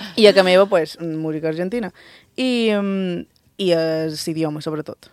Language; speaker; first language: Catalan; early bilingual, other home language; Spanish